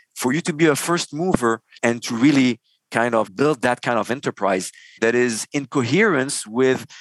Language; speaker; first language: English; non-native, fluent; Arabic